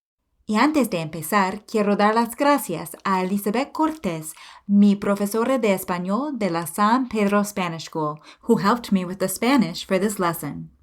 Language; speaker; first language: Spanish; non-native, fluent; English